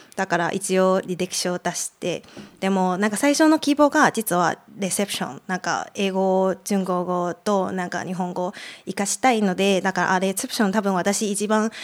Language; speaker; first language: Japanese; non-native, fluent; Chinese